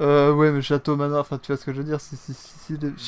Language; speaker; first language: French; native; French